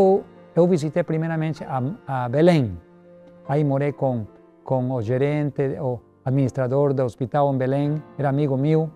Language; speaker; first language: Spanish; non-native, learner; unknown